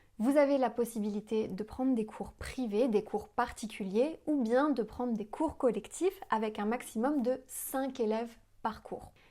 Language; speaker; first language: French; native; French